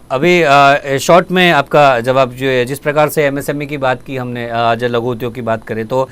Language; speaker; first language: Hindi; non-native, local second language; Gujarati